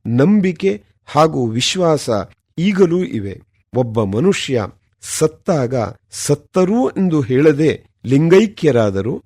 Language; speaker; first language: Kannada; native; Kannada